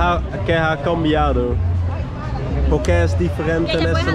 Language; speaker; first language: Spanish; non-native, learner; Dutch